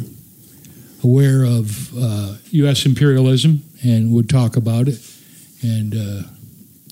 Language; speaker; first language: English; native; English